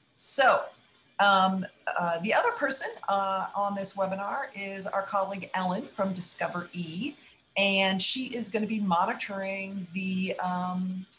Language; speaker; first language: English; native; English